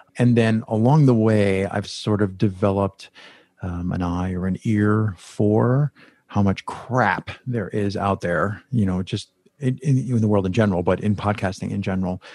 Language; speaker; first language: English; native; English